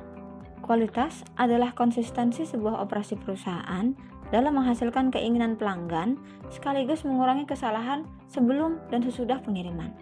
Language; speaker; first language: Indonesian; native; Indonesian